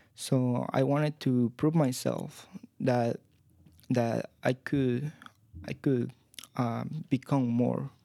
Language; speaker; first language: English; non-native, fluent; Spanish